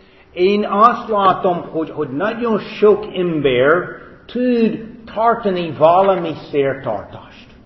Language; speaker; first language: Hungarian; non-native, fluent; English